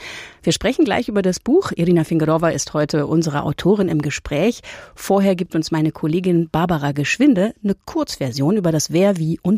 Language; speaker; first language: German; native; German